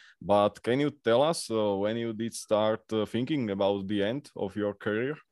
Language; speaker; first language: English; non-native, fluent; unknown